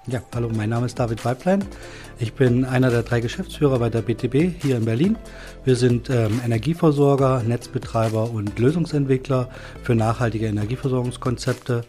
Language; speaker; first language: German; native; German